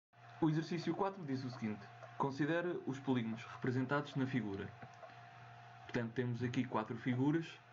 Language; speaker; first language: Portuguese; native; Portuguese